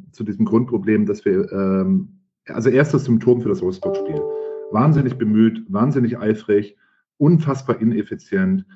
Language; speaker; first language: German; native; German